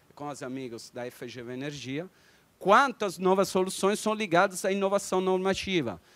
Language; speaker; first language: Portuguese; non-native, fluent; Italian